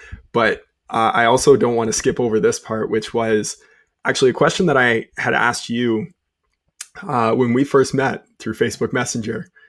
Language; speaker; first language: English; native; English